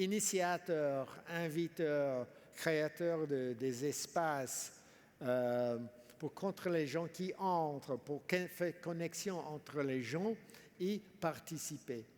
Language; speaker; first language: French; non-native, fluent; English